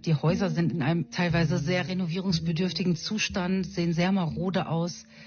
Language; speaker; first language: German; native; German